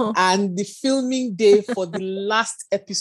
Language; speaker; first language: English; non-native, local second language; Yoruba